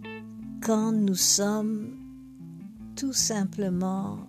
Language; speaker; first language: French; non-native, fluent; English